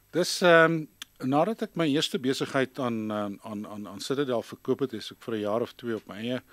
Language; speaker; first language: Afrikaans; native; Afrikaans